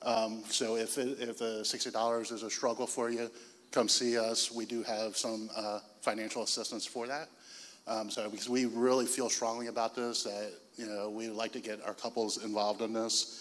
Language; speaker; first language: English; native; English